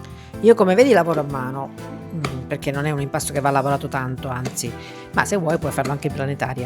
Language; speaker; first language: Italian; native; Italian